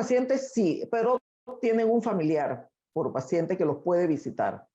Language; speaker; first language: Spanish; native; Spanish